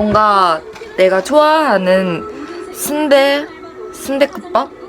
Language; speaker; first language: Korean; non-native, fluent; Japanese